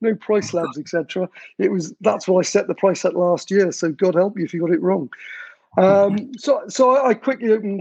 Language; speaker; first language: English; native; English